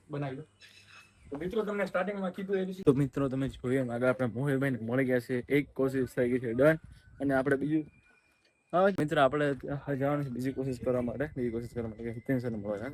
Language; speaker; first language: Gujarati; native; Gujarati